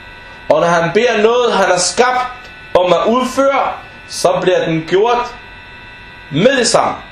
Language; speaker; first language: Danish; non-native, fluent; Arabic